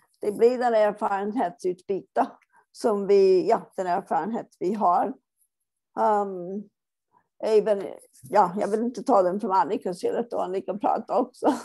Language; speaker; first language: Swedish; non-native, fluent; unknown